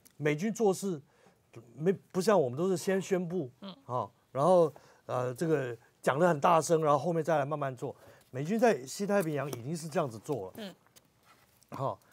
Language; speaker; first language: Chinese; native; Chinese